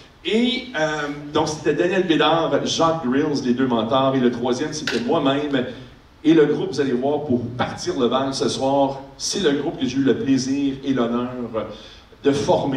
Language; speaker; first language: French; native; French